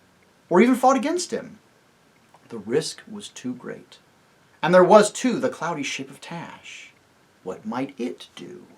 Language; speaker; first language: English; native; English